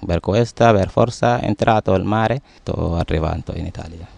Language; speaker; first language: Italian; non-native, learner; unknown